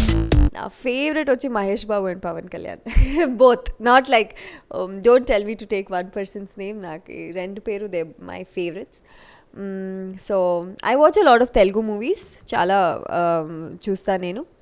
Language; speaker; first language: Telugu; non-native, local second language; Kannada